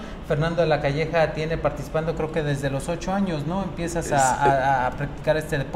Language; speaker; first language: Spanish; native; Spanish